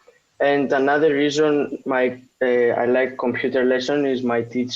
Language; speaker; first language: English; non-native, fluent; Greek